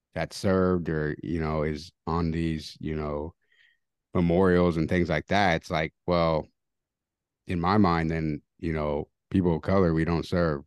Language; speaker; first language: English; early bilingual, other home language; Spanish